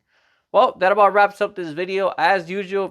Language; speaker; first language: English; native; English